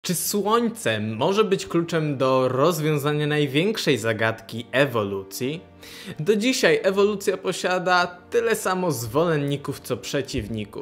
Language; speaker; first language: Polish; native; Polish